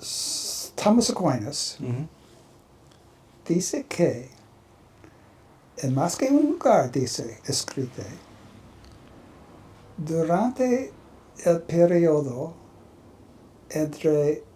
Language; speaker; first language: Spanish; non-native, learner; English